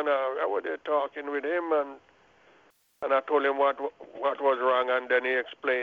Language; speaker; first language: English; non-native, local second language; Jamaican Creole English